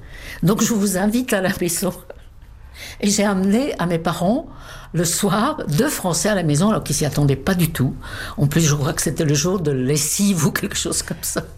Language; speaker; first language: French; non-native, fluent; Czech